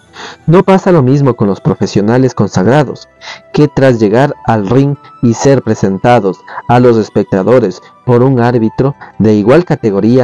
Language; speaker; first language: Spanish; native; Spanish